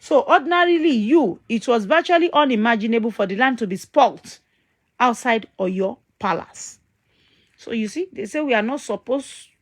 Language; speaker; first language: English; non-native, local second language; Yoruba